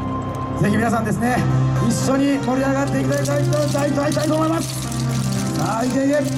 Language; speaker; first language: Japanese; native; Japanese